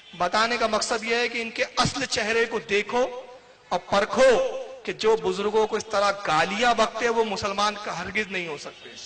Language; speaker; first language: Urdu; native; Urdu